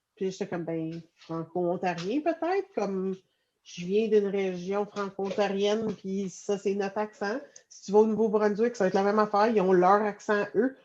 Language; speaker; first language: French; native; French